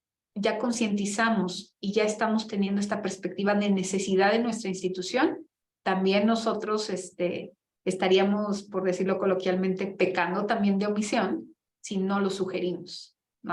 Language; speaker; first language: Spanish; native; Spanish